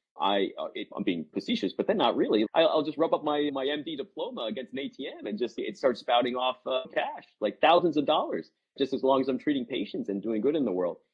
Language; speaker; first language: English; native; English